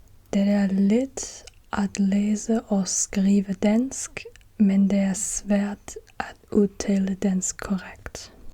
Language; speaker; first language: Danish; non-native, learner; German